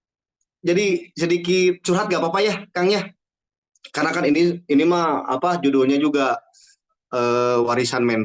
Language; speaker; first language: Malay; non-native, local second language; Sundanese